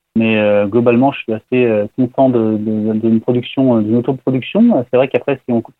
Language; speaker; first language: French; native; French